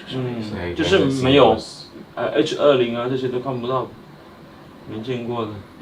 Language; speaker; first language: Chinese; native; Chinese